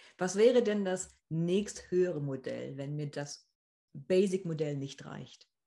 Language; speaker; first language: German; native; German